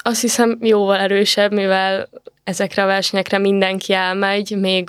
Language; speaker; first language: Hungarian; native; Hungarian